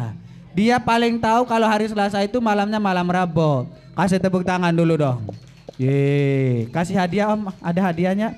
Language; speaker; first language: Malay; non-native, local second language; Javanese